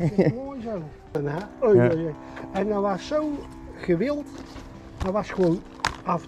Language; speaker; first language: Dutch; native; Dutch